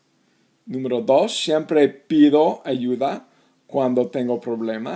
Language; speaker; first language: Spanish; non-native, fluent; English